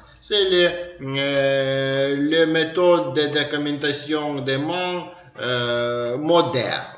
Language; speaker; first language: French; non-native, learner; Ukrainian